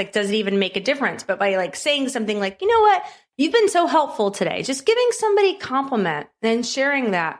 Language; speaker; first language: English; native; English